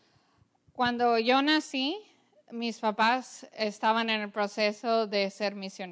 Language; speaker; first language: Spanish; early bilingual, heritage; English